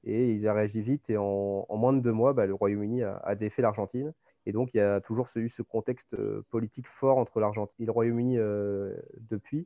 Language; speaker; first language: French; native; French